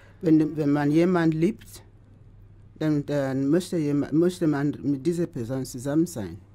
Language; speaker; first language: German; non-native, fluent; Igbo